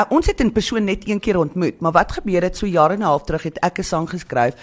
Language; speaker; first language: Afrikaans; early bilingual, heritage; Afrikaans